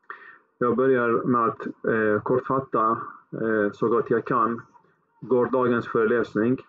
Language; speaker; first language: Swedish; early bilingual, other home language; Arabic